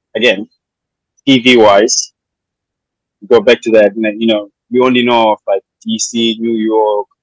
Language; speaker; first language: English; non-native, local second language; Shona